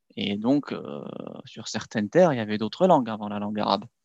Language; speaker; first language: French; non-native, local second language; Arabic